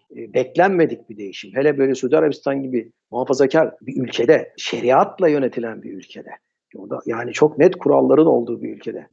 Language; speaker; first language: Turkish; early bilingual, heritage; Turkish